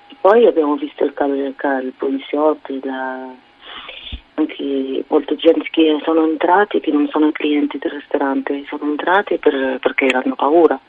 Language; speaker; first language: Italian; non-native, fluent; Arabic